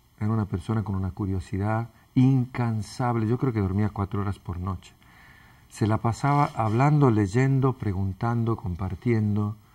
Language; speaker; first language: Spanish; early bilingual, other home language; Italian